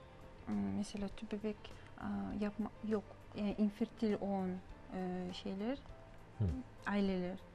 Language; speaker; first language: Turkish; non-native, fluent; Kyrgyz